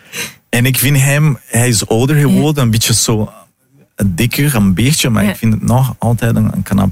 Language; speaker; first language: Dutch; non-native, learner; Portuguese